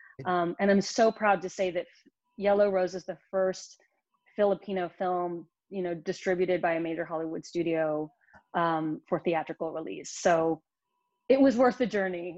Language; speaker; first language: English; native; English